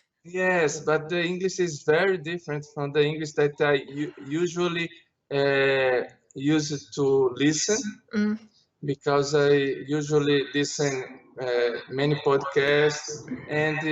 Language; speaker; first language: English; non-native, learner; Portuguese